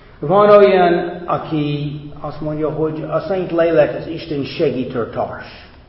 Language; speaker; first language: Hungarian; non-native, fluent; English